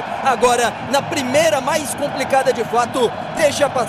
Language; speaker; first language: Portuguese; native; Portuguese